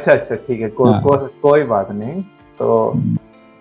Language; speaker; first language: Hindi; native; Hindi